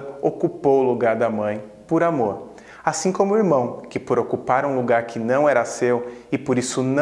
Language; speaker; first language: Portuguese; native; Portuguese